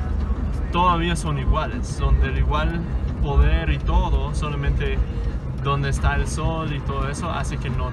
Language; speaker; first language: Spanish; non-native, fluent; English